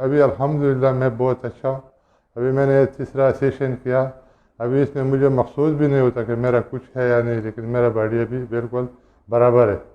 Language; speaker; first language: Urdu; non-native, local second language; Pashto